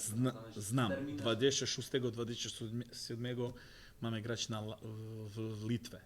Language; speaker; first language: Polish; non-native, fluent; Croatian